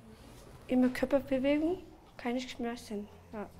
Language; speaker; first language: German; non-native, learner; Turkish